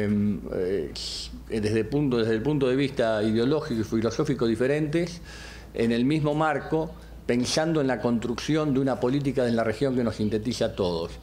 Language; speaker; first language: Spanish; native; Spanish